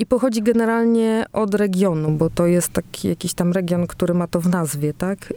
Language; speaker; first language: Polish; native; Polish